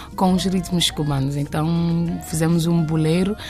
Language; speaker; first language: Portuguese; non-native, local second language; Kabuverdianu